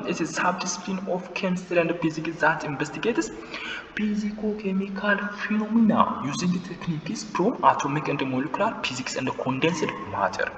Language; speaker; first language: English; non-native, local second language; Amharic